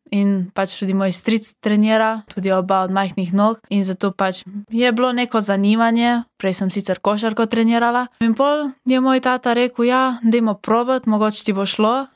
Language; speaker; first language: Slovenian; native; Slovenian